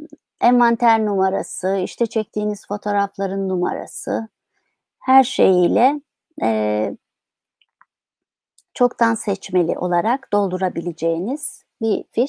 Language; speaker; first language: Turkish; native; Turkish